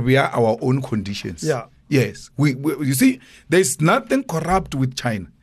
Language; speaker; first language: English; non-native, local second language; Northern Sotho